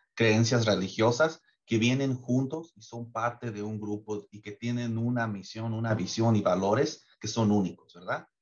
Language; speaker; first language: Spanish; early bilingual, heritage; Spanish